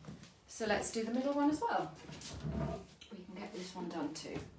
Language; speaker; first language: English; native; English